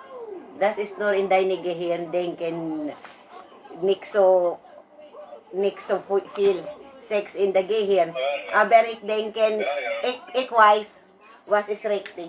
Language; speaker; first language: German; non-native, learner; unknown